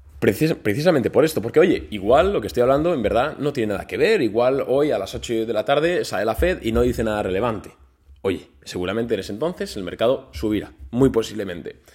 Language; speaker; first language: Spanish; native; Spanish